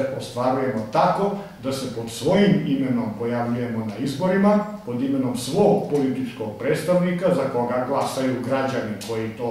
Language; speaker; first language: Serbian; native; Serbian